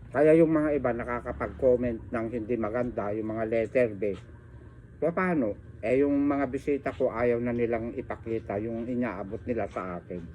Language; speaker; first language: Filipino; native; Filipino